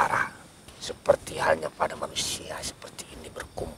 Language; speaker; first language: Indonesian; native; Indonesian